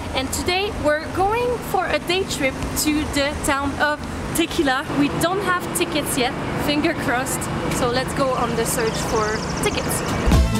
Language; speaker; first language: English; native; English